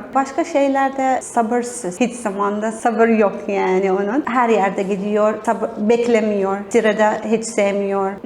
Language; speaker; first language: Turkish; non-native, learner; Arabic